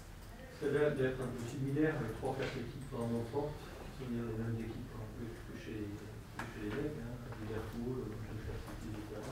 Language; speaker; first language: French; native; French